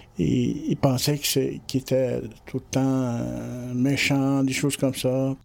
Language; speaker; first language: French; non-native, local second language; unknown